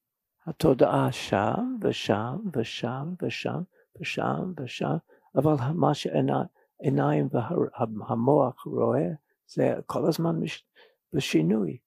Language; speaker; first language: Hebrew; non-native, fluent; English